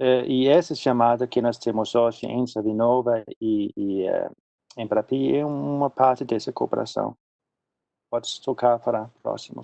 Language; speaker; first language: Portuguese; non-native, fluent; Swedish